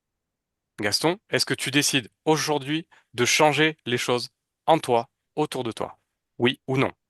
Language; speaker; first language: French; native; French